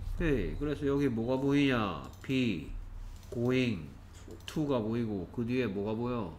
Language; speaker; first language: Korean; native; Korean